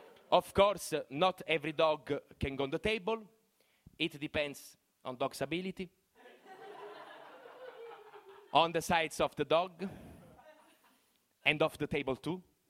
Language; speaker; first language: English; non-native, fluent; Italian